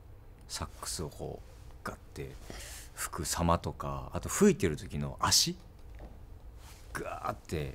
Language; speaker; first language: Japanese; native; Japanese